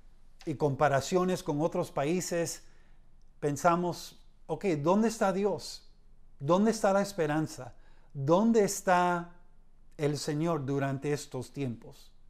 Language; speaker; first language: Spanish; early bilingual, heritage; Spanish